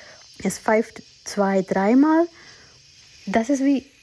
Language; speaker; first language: German; non-native, learner; Gujarati